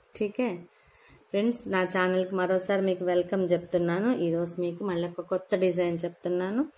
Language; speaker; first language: Hindi; non-native, local second language; Telugu